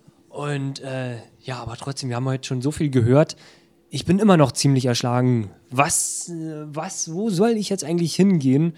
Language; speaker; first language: German; native; German